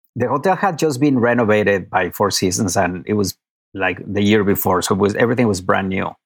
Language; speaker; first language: English; non-native, fluent; Spanish